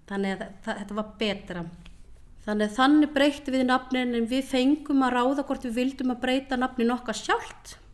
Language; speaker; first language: Icelandic; early bilingual, other home language; Vietnamese